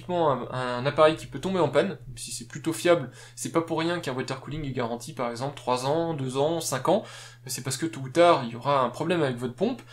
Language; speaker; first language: French; native; French